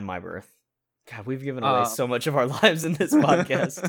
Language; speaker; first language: English; native; English